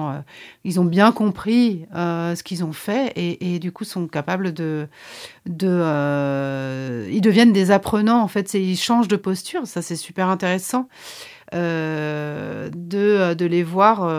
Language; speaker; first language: French; native; French